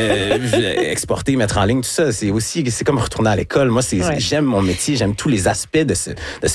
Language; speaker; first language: French; native; French